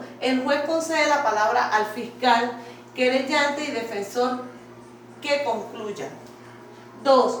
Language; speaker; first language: Spanish; native; Spanish